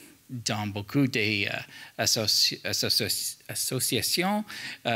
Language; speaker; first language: French; non-native, learner; English